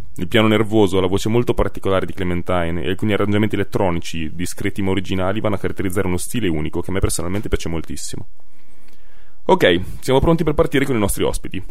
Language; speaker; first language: Italian; native; Italian